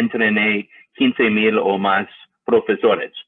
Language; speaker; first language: Spanish; non-native, learner; English